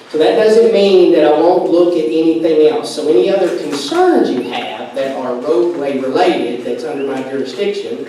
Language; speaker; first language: English; native; English